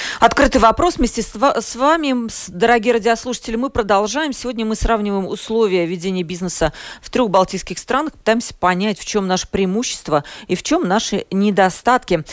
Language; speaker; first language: Russian; native; Russian